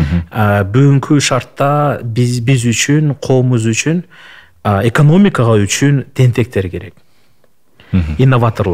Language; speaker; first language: Kyrgyz; non-native, local second language; Russian